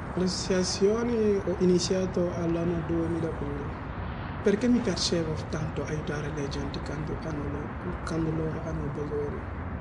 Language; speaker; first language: Italian; non-native, fluent; Wolof